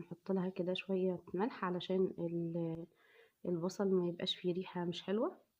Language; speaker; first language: Arabic; native; Arabic